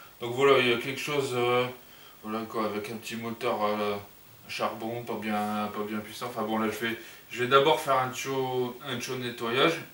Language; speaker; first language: French; native; French